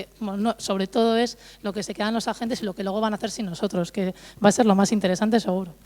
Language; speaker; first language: Spanish; native; Spanish